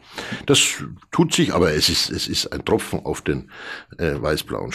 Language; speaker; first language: German; native; German